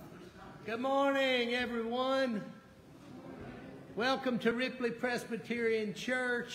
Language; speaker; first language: English; native; English